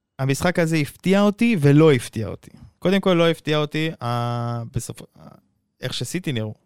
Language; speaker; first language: Hebrew; native; Hebrew